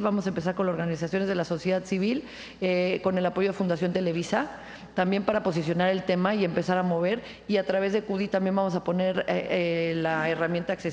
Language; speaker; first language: Spanish; native; Spanish